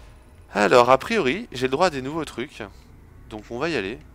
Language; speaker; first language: French; native; French